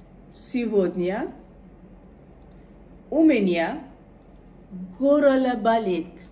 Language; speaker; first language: Russian; non-native, fluent; Bangla